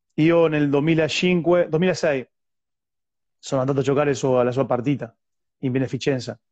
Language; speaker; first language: Italian; non-native, fluent; Spanish